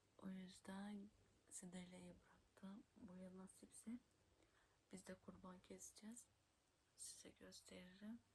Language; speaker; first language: Turkish; native; Turkish